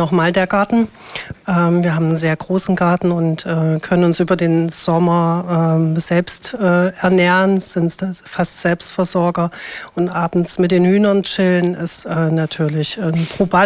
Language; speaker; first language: German; native; German